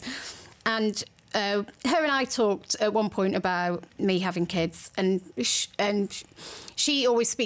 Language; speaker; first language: English; native; English